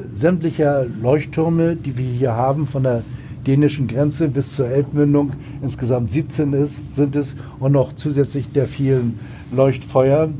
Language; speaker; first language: German; native; German